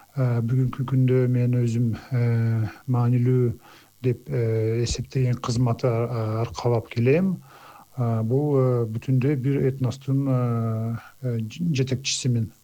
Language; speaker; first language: Kyrgyz; non-native, local second language; Azerbaijani